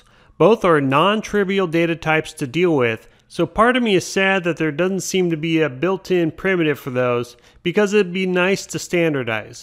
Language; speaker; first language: English; native; English